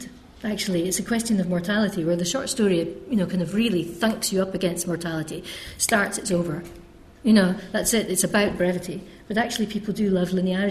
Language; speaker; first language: English; native; English